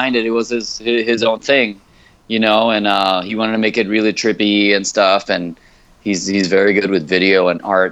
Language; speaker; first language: English; non-native, fluent; Spanish